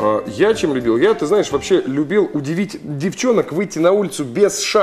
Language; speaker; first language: Russian; native; Russian